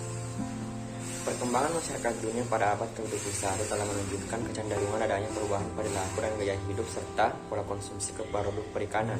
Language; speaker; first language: Indonesian; native; Indonesian